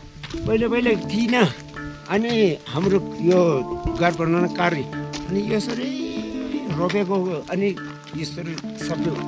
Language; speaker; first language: Nepali; non-native, local second language; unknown